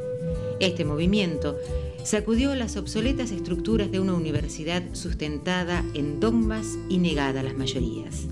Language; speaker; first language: Spanish; native; Spanish